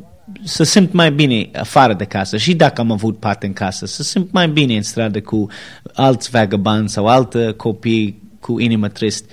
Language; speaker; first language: Romanian; non-native, learner; English